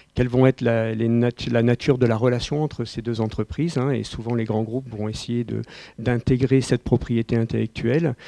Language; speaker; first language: French; native; French